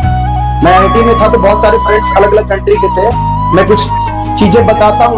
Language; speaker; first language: Hindi; native; Hindi